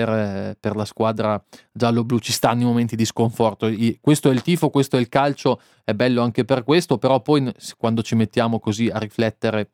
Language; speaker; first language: Italian; native; Italian